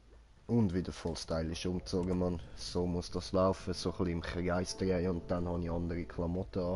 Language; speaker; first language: German; native; German